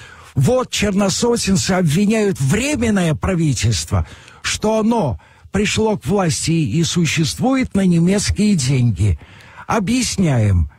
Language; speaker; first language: Russian; native; Russian